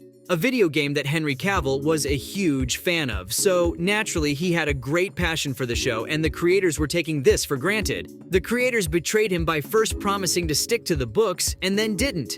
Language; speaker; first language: English; native; English